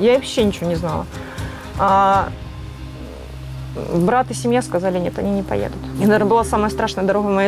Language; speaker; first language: Russian; native; Russian